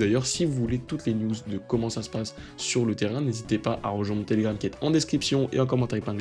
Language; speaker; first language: French; native; French